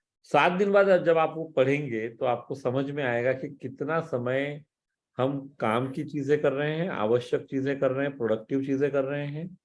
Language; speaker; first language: Hindi; native; Hindi